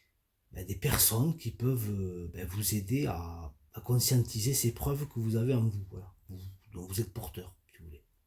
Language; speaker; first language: French; native; French